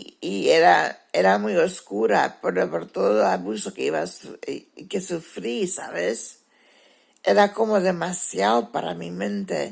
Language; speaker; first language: Spanish; early bilingual, heritage; Spanish